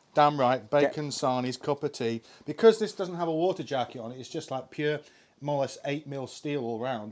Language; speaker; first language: English; native; English